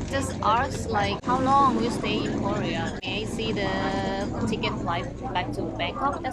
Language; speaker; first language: English; non-native, learner; Thai